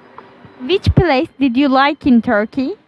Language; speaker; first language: English; non-native, learner; Turkish